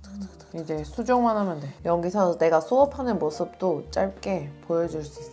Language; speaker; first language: Korean; non-native, fluent; Georgian